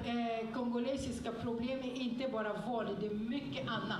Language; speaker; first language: Swedish; non-native, fluent; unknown